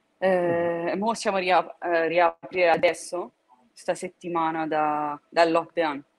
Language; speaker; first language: Italian; early bilingual, heritage; Italian